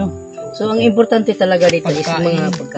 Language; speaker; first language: Filipino; non-native, local second language; Cebuano